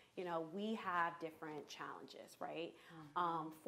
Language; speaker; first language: English; native; English